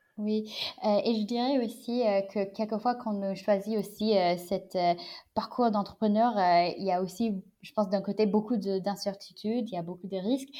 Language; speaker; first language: French; non-native, fluent; Chinese